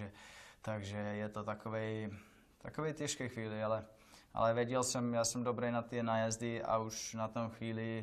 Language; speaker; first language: Czech; non-native, learner; Finnish